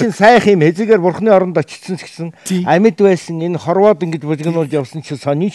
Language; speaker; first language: Mongolian; native; Mongolian